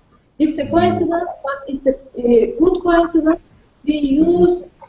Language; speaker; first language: English; non-native, learner; Turkish